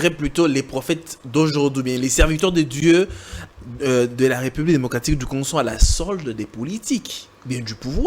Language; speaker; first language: French; non-native, local second language; Lingala